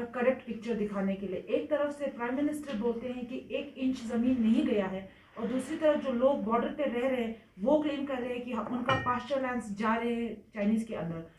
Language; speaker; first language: Hindi; non-native, local second language; Ladakhi